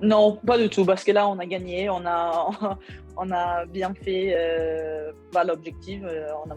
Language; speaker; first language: French; non-native, learner; Swedish